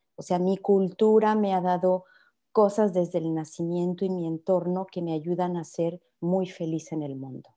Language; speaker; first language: Spanish; native; Spanish